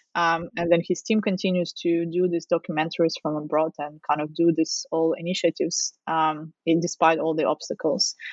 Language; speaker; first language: English; non-native, fluent; Russian